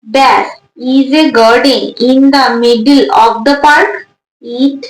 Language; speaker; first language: English; non-native, local second language; Bangla